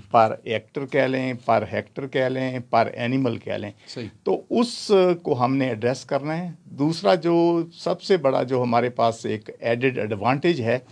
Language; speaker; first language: Urdu; non-native, local second language; Punjabi